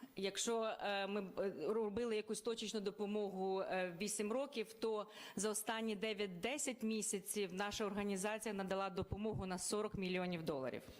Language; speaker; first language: Ukrainian; native; Ukrainian